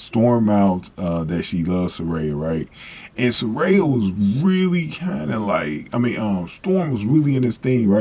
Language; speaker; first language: English; native; English